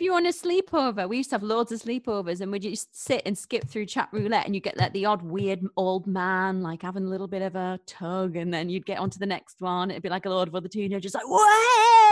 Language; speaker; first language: English; native; English